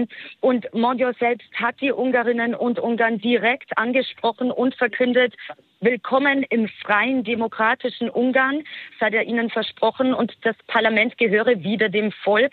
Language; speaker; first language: German; native; German